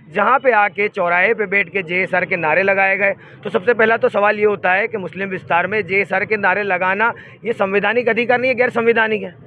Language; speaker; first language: Hindi; non-native, local second language; Gujarati